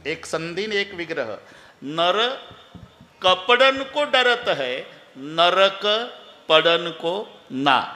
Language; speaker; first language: Hindi; non-native, local second language; Marathi